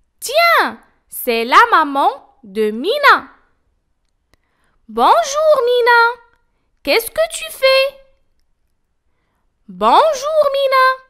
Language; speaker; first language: French; non-native, local second language; Arabic